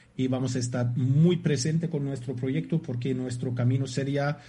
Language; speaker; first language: Spanish; non-native, fluent; German